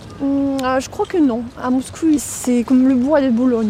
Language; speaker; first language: French; non-native, fluent; Russian